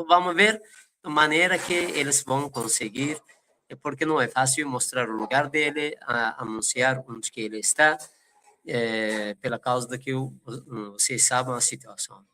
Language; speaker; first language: Portuguese; non-native, fluent; Persian